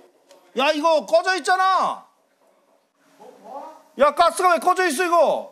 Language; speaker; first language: Korean; native; Korean